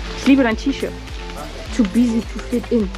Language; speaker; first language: German; native; German